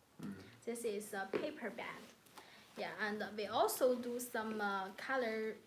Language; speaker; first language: English; non-native, learner; Chinese